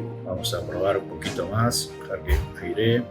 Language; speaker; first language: Spanish; native; Spanish